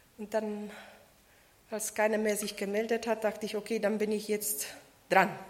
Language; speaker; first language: German; non-native, fluent; Polish